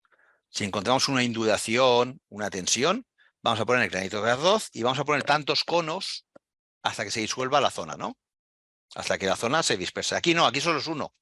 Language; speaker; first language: Spanish; native; Spanish